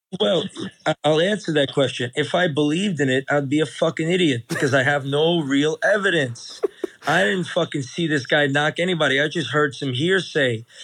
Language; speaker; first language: English; early bilingual, other home language; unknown